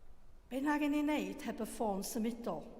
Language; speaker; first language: Welsh; native; Welsh